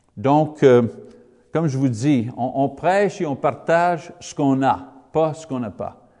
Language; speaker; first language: French; non-native, fluent; English